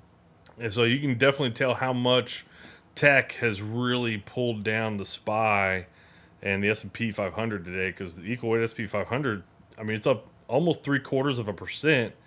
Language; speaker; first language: English; native; English